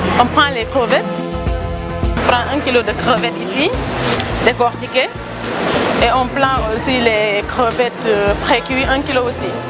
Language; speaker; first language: French; non-native, local second language; Wolof